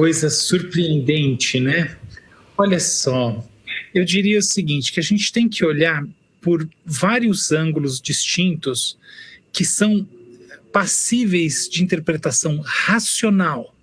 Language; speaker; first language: Portuguese; native; Portuguese